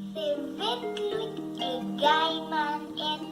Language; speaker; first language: Welsh; non-native, learner; Spanish